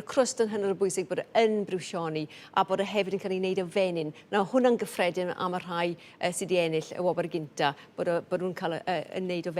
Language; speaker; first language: Welsh; native; Welsh